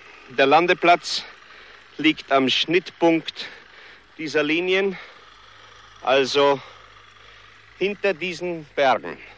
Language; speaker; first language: German; native; German